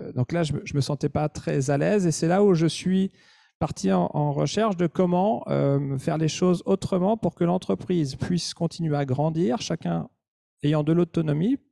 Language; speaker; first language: French; native; French